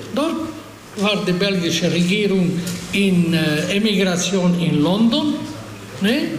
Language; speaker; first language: German; non-native, fluent; Hungarian